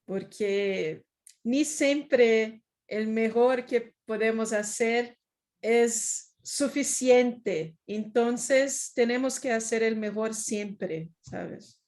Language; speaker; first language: Spanish; non-native, fluent; Portuguese